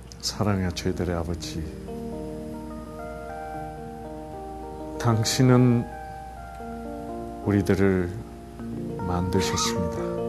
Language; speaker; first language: Korean; native; Korean